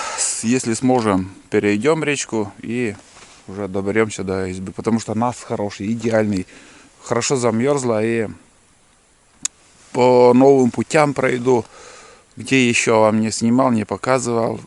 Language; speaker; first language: Russian; native; Russian